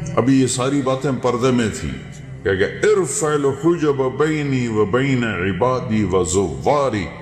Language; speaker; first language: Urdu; non-native, local second language; Punjabi